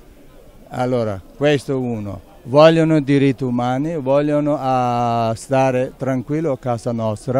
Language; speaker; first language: Italian; non-native, learner; Tibetan